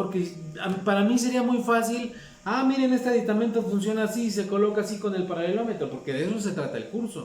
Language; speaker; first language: Spanish; native; Spanish